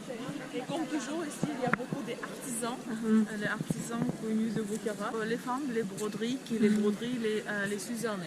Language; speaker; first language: French; non-native, learner; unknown